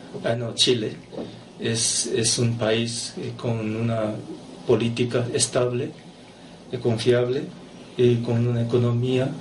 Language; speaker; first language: Spanish; non-native, fluent; Japanese